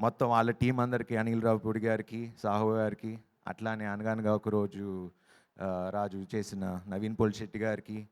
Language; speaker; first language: Telugu; native; Telugu